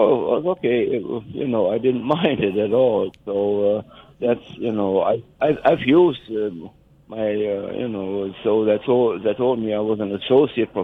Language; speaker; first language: English; non-native, fluent; German